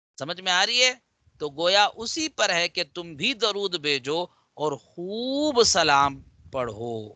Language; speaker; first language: Urdu; native; Urdu